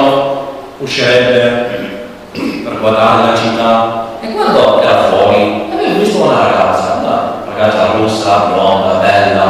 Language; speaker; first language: Italian; non-native, learner; English